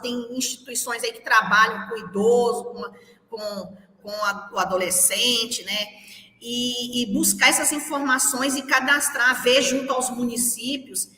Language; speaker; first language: Portuguese; native; Portuguese